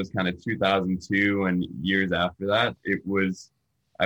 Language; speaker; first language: English; native; English